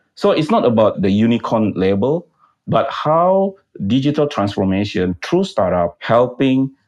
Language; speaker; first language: English; non-native, fluent; Indonesian